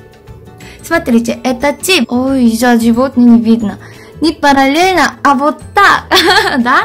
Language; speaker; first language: Russian; non-native, fluent; Korean